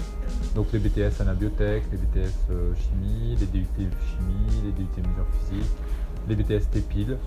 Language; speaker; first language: French; native; French